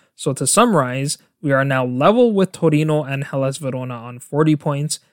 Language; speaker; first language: English; native; English